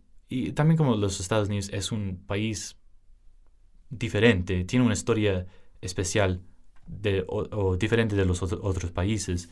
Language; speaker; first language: Spanish; early bilingual, heritage; English